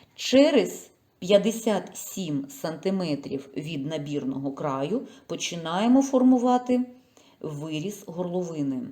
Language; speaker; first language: Ukrainian; non-native, local second language; Russian